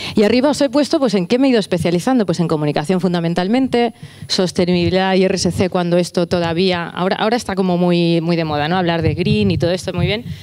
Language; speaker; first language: Spanish; native; Spanish